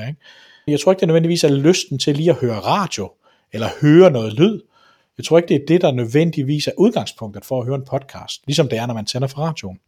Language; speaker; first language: Danish; native; Danish